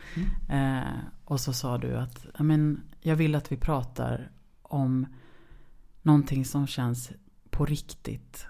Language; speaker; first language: Swedish; native; Swedish